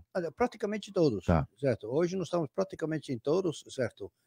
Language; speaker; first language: Portuguese; non-native, fluent; Dutch